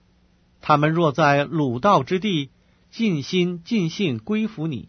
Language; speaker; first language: Chinese; native; Chinese